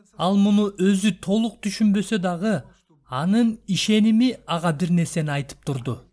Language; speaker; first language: Kyrgyz; non-native, local second language; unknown